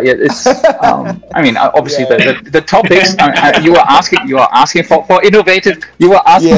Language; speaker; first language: English; non-native, fluent; German